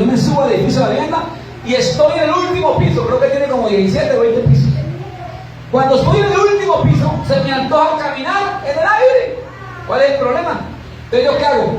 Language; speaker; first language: Spanish; native; Spanish